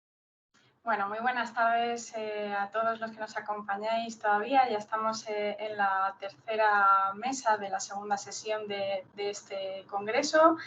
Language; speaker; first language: Spanish; native; Spanish